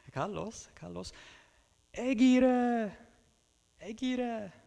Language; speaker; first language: Greek; non-native, fluent; English